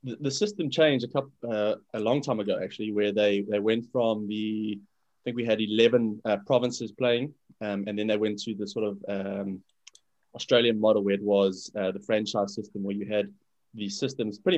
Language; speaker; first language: English; native; English